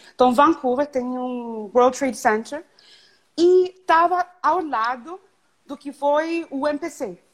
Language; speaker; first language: Portuguese; non-native, fluent; Spanish